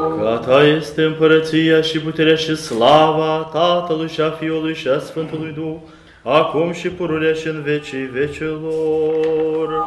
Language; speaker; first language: Romanian; native; Romanian